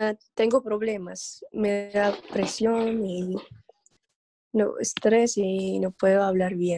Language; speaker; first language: Spanish; non-native, learner; English